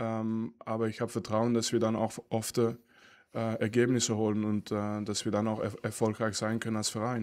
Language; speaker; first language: German; non-native, fluent; French